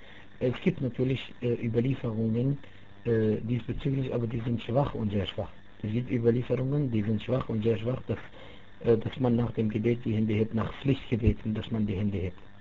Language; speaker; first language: German; non-native, fluent; Arabic